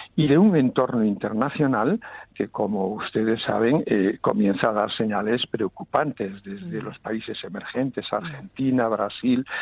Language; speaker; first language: Spanish; native; Spanish